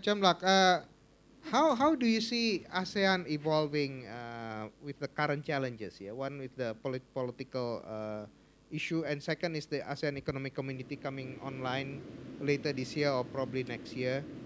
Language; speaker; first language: English; non-native, fluent; Indonesian